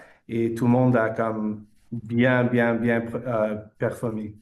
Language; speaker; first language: French; non-native, fluent; English